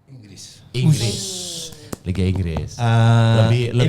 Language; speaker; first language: Indonesian; native; Indonesian